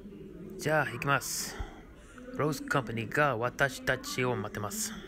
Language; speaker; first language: Japanese; non-native, learner; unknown